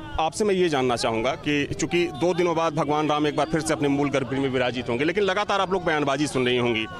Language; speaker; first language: Hindi; native; Hindi